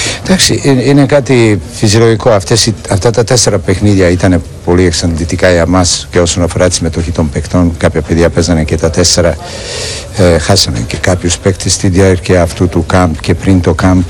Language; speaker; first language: Greek; non-native, fluent; Serbian